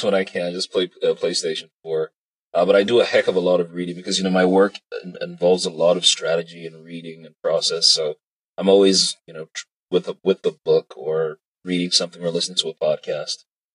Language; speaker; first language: English; native; English